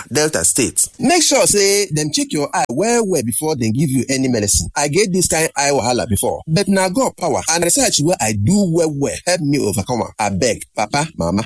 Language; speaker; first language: Nigerian Pidgin; native; Nigerian Pidgin